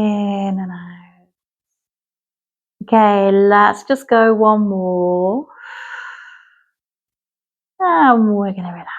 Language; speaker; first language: English; native; English